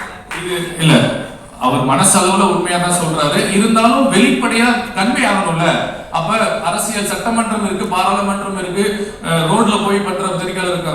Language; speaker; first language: Tamil; native; Tamil